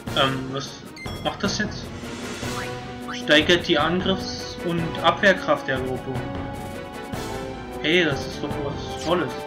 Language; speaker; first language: German; native; German